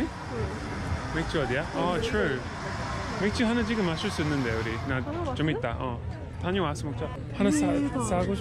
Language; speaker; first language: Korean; early bilingual, other home language; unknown